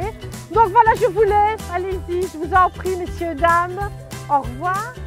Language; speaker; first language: French; native; French